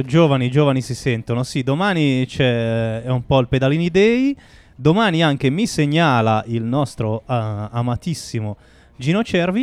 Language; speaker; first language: Italian; native; Italian